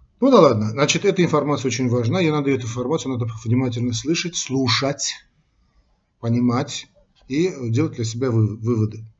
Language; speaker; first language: Russian; non-native, local second language; Armenian